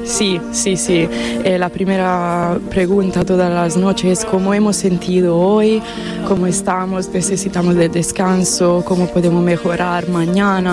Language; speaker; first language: Spanish; non-native, fluent; Italian